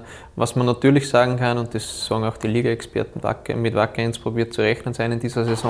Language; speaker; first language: German; native; German